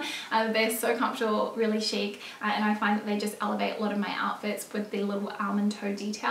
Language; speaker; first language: English; native; English